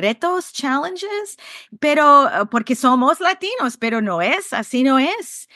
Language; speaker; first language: Spanish; early bilingual, heritage; Spanish